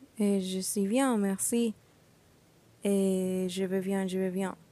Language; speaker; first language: French; non-native, learner; Spanish